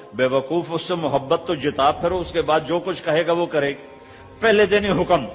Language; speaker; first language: Urdu; non-native, local second language; Punjabi